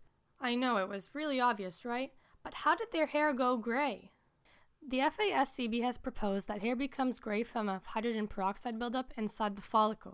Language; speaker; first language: English; native; English